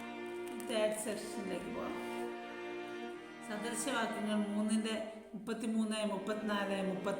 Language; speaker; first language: Malayalam; native; Malayalam